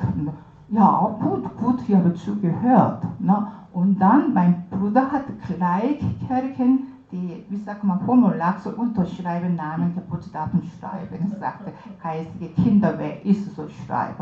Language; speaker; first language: German; non-native, learner; Korean